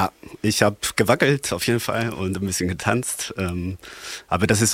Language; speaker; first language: German; non-native, fluent; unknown